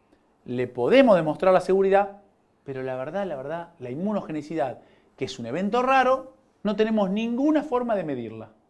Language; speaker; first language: Spanish; native; Spanish